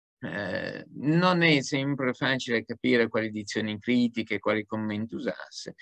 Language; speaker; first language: Italian; native; Italian